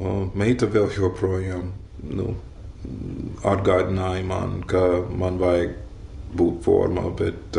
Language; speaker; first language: Latvian; non-native, fluent; English